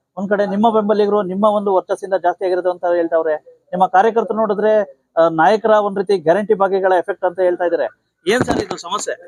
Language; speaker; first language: Kannada; native; Kannada